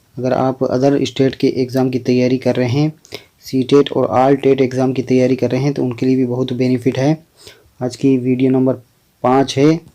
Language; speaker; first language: Hindi; native; Hindi